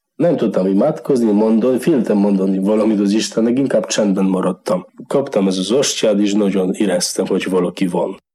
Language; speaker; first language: Hungarian; non-native, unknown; Polish